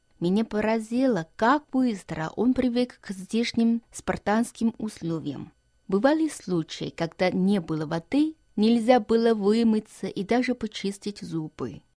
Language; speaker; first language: Russian; non-native, fluent; Chinese